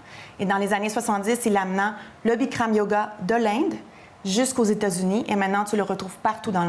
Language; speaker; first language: French; native; French